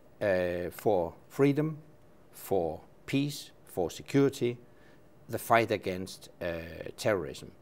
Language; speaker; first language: English; non-native, fluent; Danish